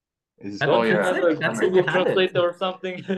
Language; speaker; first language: English; non-native, fluent; Kyrgyz